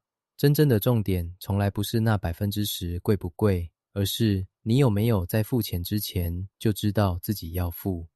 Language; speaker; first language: Chinese; native; Chinese